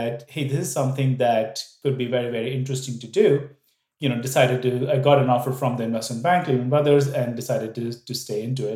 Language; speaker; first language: English; non-native, local second language; Hindi